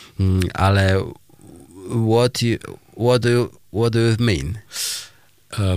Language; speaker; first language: English; non-native, learner; Polish